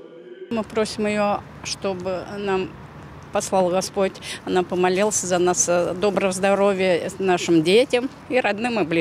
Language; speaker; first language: Russian; native; Russian